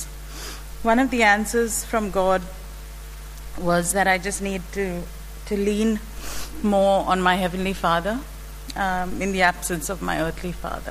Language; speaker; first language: English; non-native, local second language; Malayalam